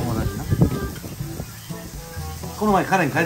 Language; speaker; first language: Japanese; native; Japanese